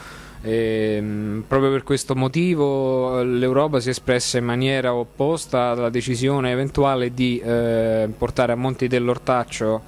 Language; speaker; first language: Italian; native; Italian